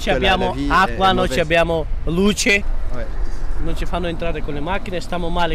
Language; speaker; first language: Italian; non-native, learner; Romany